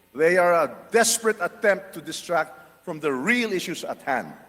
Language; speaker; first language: English; non-native, local second language; Filipino